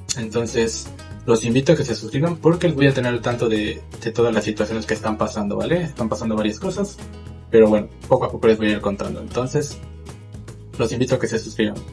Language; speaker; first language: Spanish; native; Spanish